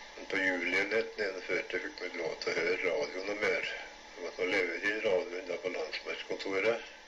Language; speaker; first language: Norwegian; native; Norwegian